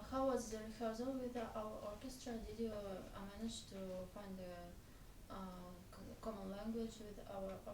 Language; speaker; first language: English; non-native, fluent; Russian